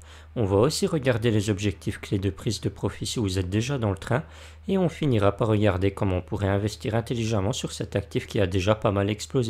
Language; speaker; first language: French; native; French